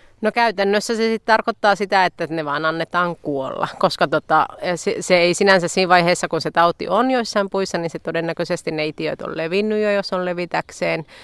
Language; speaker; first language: Finnish; native; Finnish